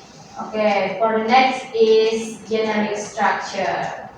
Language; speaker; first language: English; non-native, learner; Indonesian